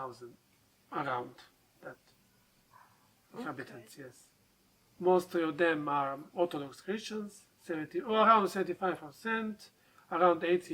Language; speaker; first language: English; non-native, learner; Serbian